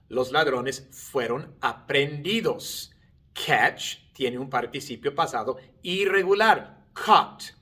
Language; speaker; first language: Spanish; non-native, fluent; English